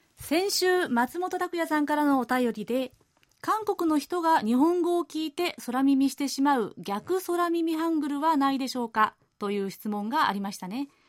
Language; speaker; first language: Japanese; native; Japanese